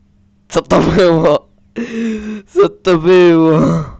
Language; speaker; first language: Polish; early bilingual, heritage; Polish